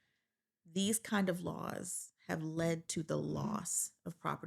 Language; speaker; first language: English; native; English